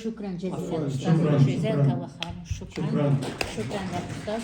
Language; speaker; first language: Arabic; non-native, fluent; Kazakh